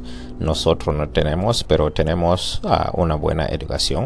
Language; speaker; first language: Spanish; non-native, learner; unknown